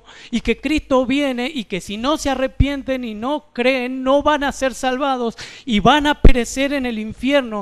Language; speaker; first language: Spanish; native; Spanish